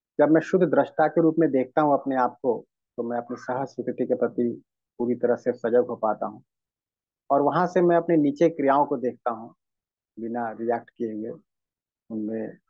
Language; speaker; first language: Hindi; native; Hindi